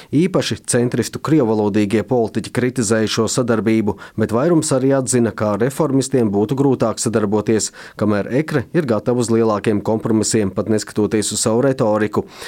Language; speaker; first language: Latvian; native; Latvian